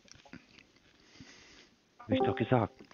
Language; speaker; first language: German; non-native, learner; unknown